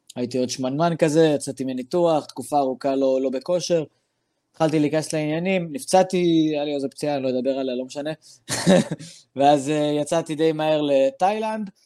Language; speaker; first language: Hebrew; non-native, local second language; Arabic